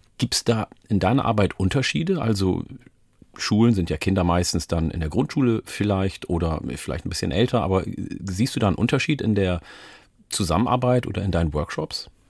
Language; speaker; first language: German; early bilingual, other home language; Oromo